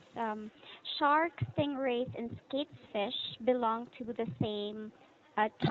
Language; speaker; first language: English; non-native, local second language; Filipino